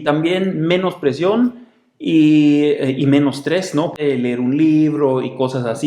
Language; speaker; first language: Spanish; non-native, fluent; German